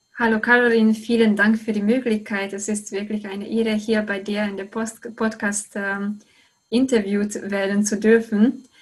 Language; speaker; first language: German; non-native, fluent; Hungarian